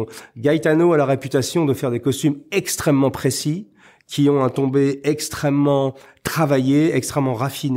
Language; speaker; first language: French; native; French